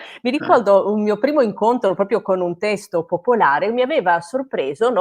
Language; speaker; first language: Italian; native; Italian